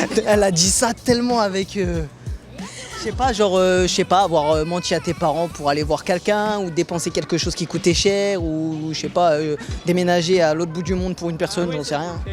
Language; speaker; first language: French; native; French